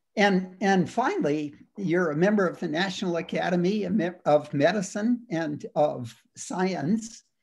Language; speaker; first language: English; native; English